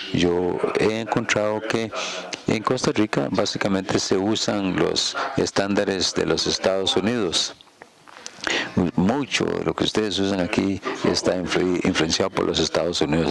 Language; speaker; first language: Spanish; non-native, fluent; German